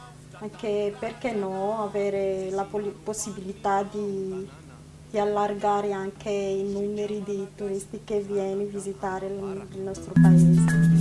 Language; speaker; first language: Italian; non-native, learner; Malagasy